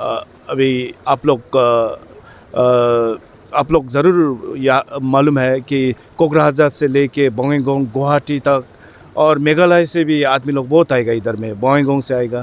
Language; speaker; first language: Hindi; non-native, fluent; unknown